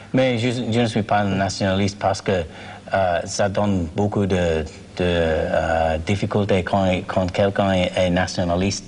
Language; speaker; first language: French; non-native, learner; English